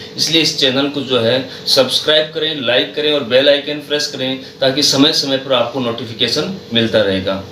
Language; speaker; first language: Hindi; native; Hindi